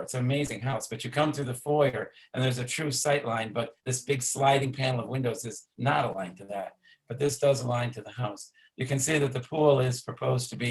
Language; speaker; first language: English; native; English